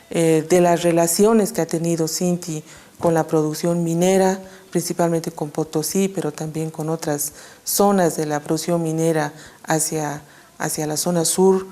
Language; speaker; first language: Spanish; native; Spanish